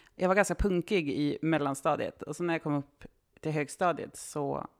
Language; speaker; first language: Swedish; native; Swedish